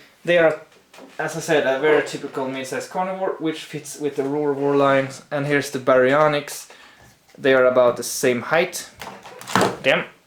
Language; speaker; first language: English; non-native, fluent; Swedish